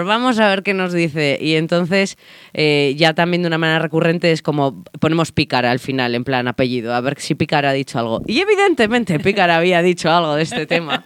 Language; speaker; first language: Spanish; native; Spanish